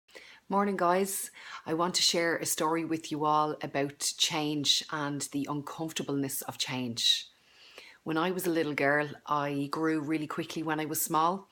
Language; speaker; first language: English; native; English